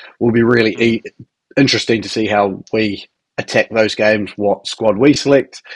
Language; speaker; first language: English; native; English